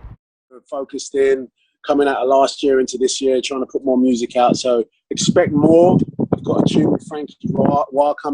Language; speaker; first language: English; native; English